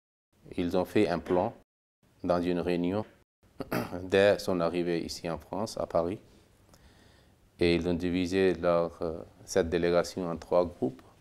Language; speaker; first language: French; non-native, fluent; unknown